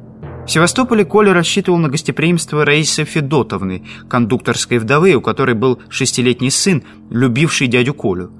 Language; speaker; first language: Russian; native; Russian